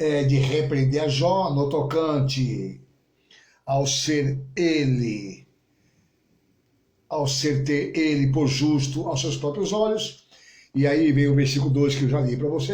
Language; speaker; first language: Portuguese; native; Portuguese